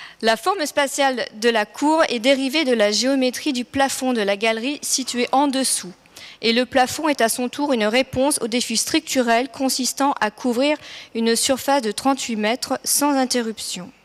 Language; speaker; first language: French; native; French